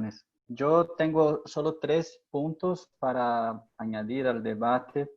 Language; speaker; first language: Spanish; non-native, fluent; Portuguese